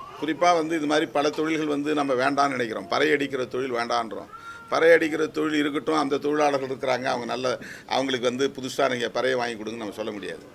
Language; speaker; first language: Tamil; native; Tamil